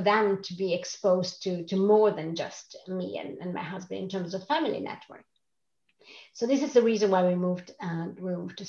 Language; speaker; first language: English; non-native, fluent; Italian